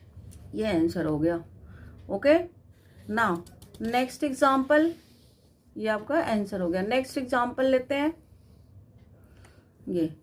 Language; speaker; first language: Hindi; native; Hindi